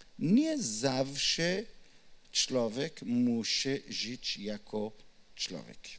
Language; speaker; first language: Polish; non-native, learner; Hebrew